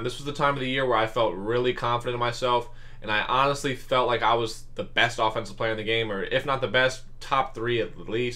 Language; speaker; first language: English; native; English